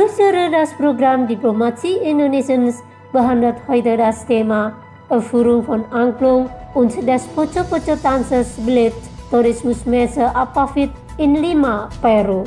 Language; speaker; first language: German; non-native, fluent; Indonesian